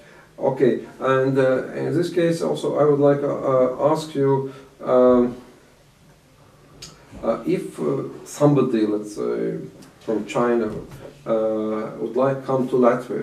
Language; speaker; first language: English; non-native, fluent; Latvian